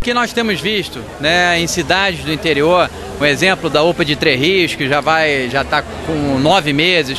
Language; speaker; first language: Portuguese; native; Portuguese